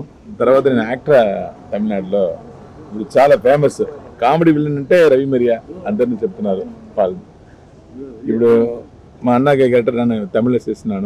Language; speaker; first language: Telugu; non-native, learner; Tamil